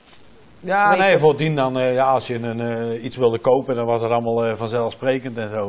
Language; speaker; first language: Dutch; native; Dutch